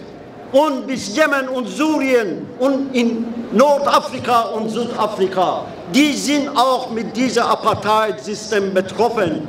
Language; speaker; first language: German; non-native, fluent; Persian